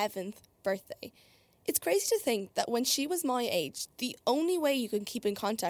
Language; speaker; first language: English; native; English